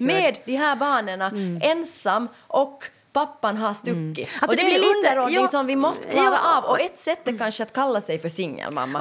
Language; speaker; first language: Swedish; native; Swedish